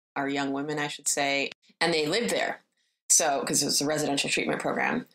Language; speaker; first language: English; native; English